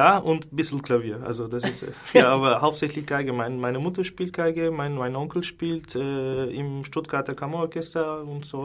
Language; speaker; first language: German; non-native, fluent; Turkish